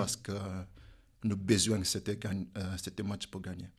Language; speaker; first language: French; non-native, learner; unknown